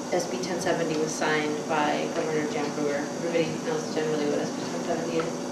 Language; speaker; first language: English; native; English